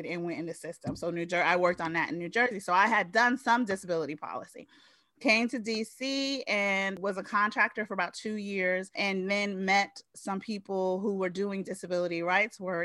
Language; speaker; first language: English; native; English